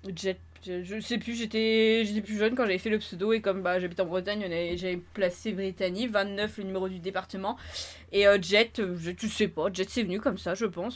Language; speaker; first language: French; native; French